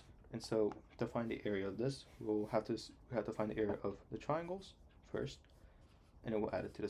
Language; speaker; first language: English; native; English